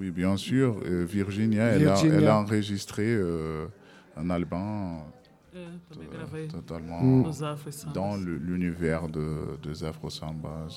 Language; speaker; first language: French; non-native, learner; Portuguese